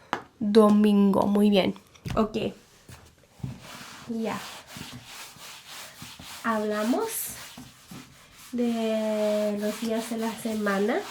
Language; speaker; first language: Spanish; non-native, learner; English